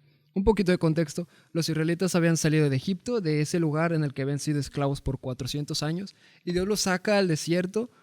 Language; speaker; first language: Spanish; native; Spanish